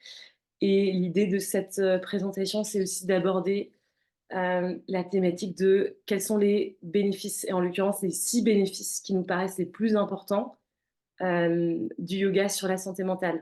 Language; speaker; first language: French; native; French